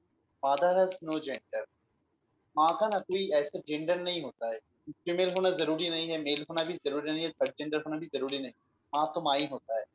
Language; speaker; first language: Hindi; non-native, local second language; Bangla